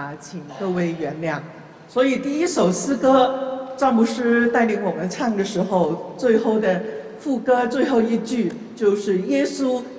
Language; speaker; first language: Chinese; non-native, local second language; Cantonese